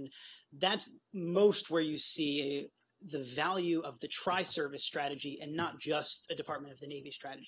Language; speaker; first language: English; native; English